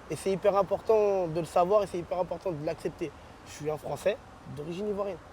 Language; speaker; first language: French; early bilingual, other home language; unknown